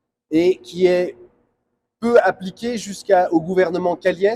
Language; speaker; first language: French; native; French